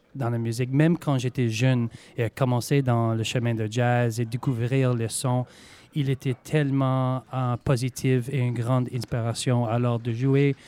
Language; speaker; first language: French; native; French